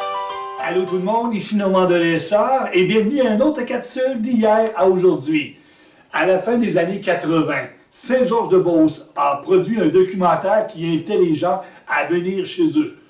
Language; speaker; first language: French; native; French